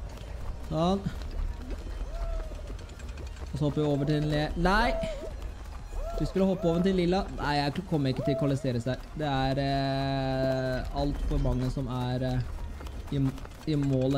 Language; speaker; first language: Norwegian; native; Norwegian